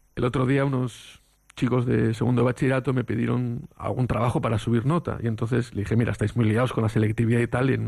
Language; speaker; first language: Spanish; native; Spanish